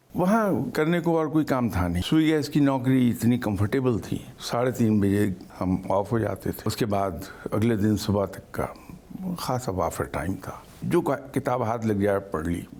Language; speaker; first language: Urdu; native; Urdu